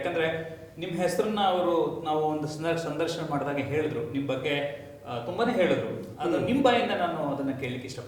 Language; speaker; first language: Kannada; native; Kannada